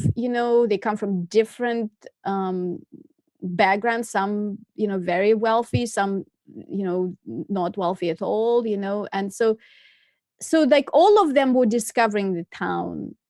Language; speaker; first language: English; non-native, fluent; Russian